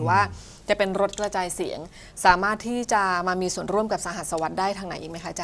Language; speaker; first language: Thai; native; Thai